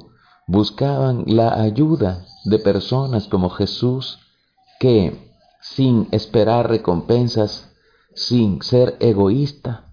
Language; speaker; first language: Spanish; native; Spanish